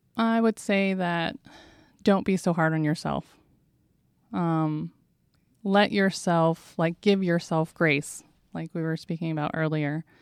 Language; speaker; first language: English; native; English